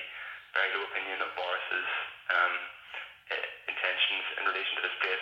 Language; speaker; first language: English; native; English